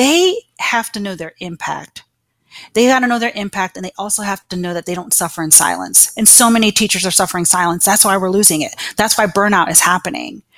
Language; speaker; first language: English; native; English